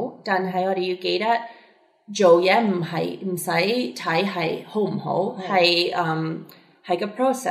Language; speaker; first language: Cantonese; early bilingual, heritage; Cantonese